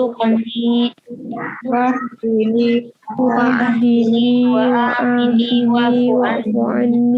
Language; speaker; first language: Arabic; non-native, learner; Indonesian